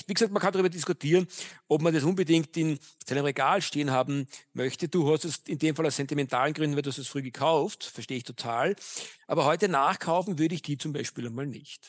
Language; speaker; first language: German; native; German